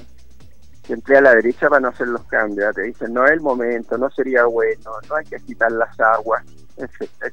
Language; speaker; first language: Spanish; native; Spanish